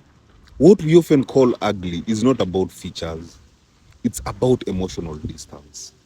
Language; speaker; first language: English; non-native, local second language; Swahili